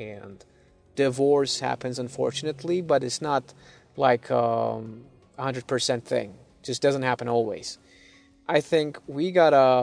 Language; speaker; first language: English; non-native, fluent; Persian